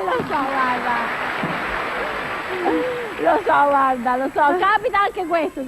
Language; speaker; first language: Italian; native; Italian